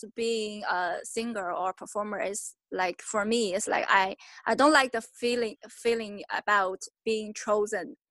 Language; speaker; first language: English; non-native, fluent; Chinese